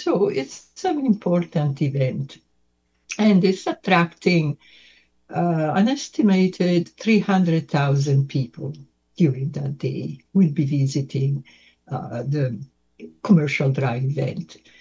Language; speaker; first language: English; non-native, fluent; Italian